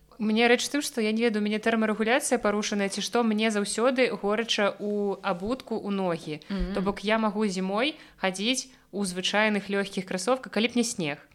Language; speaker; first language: Belarusian; non-native, local second language; Russian